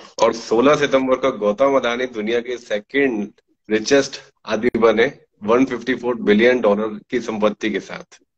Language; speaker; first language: Hindi; native; Hindi